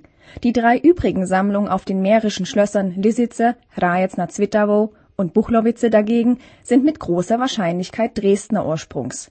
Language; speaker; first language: German; native; German